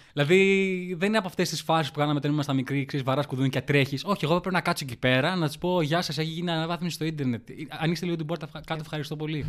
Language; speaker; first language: Greek; native; Greek